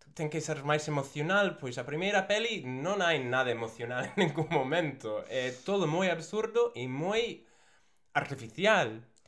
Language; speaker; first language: Galician; non-native, local second language; Spanish